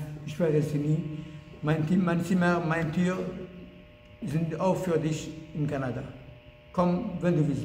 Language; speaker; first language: German; non-native, learner; Arabic